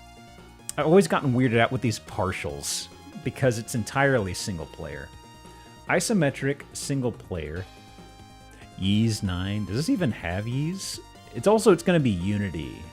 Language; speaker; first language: English; native; English